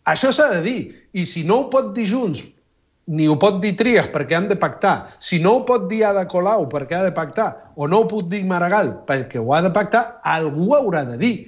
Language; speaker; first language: Catalan; non-native, fluent; Spanish